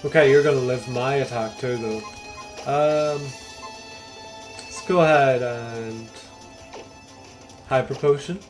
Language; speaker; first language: English; native; English